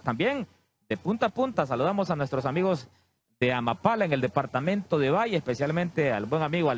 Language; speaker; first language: Spanish; native; Spanish